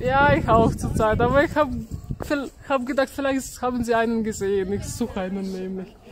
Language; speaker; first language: German; non-native, learner; Russian